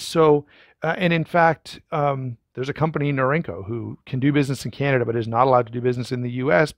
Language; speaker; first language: English; native; English